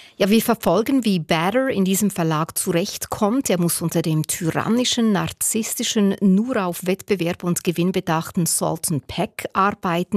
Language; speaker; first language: German; native; German